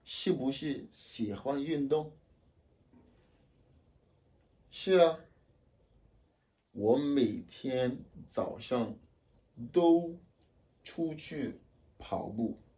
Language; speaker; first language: Chinese; non-native, fluent; French